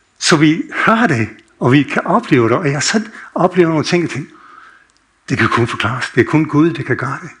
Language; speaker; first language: Danish; non-native, fluent; English